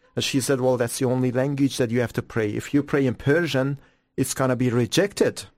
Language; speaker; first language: English; non-native, fluent; Persian